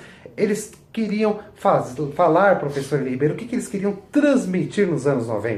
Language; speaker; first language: Portuguese; native; Portuguese